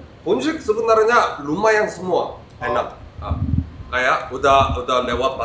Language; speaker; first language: Indonesian; non-native, learner; Korean